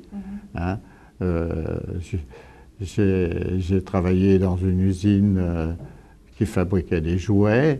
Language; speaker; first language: French; early bilingual, other home language; Italian